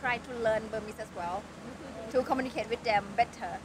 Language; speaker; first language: English; non-native, fluent; Thai